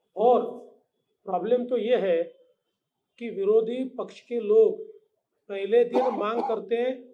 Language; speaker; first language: Hindi; non-native, local second language; Marathi